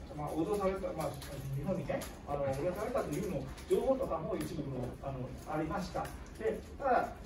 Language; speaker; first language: Japanese; non-native, fluent; Burmese